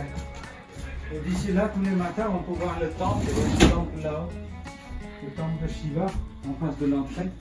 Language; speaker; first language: French; non-native, fluent; Nepali